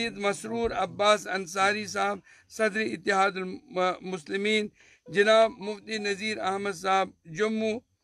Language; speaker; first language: Urdu; non-native, local second language; Kashmiri